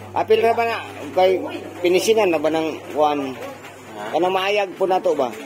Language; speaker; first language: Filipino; non-native, local second language; Cebuano